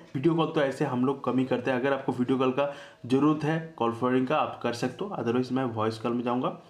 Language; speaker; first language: Hindi; native; Hindi